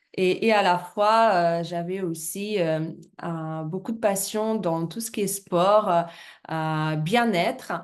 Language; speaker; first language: French; non-native, fluent; Russian